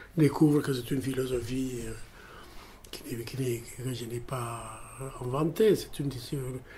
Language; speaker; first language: French; non-native, fluent; Amharic